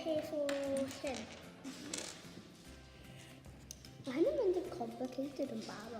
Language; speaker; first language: Welsh; non-native, local second language; English